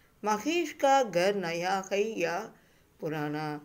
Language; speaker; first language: Hindi; non-native, local second language; Tamil